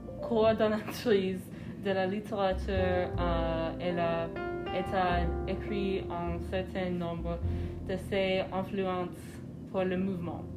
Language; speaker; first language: French; non-native, learner; English